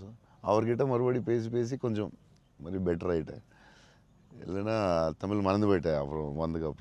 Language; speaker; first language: Tamil; non-native, local second language; Telugu